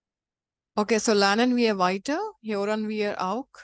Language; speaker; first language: German; non-native, fluent; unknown